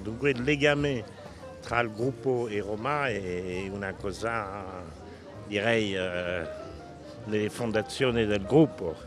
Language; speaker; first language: Italian; non-native, fluent; French